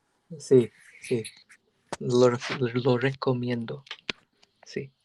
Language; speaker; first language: Spanish; non-native, learner; English